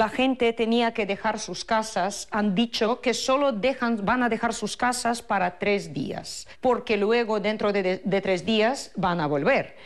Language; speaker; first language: Spanish; non-native, fluent; Russian